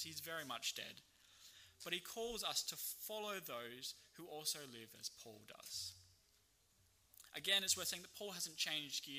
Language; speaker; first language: English; native; English